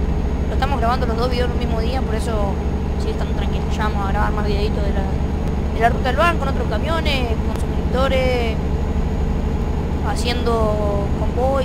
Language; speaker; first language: Spanish; native; Spanish